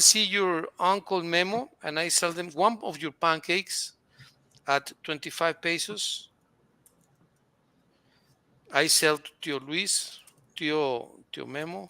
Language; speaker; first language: English; non-native, fluent; Spanish